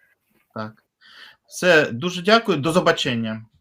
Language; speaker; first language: Ukrainian; non-native, fluent; Russian